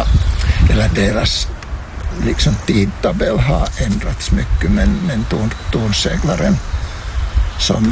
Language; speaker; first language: Swedish; non-native, local second language; Finnish